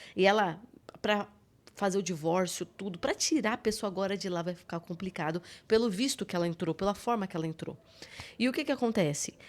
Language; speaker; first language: Portuguese; native; Portuguese